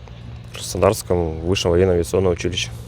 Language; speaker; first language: Russian; native; Russian